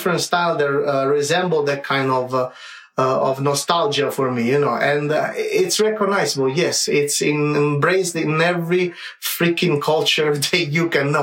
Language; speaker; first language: English; non-native, fluent; Italian